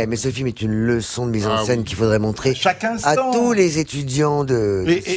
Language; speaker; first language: French; native; French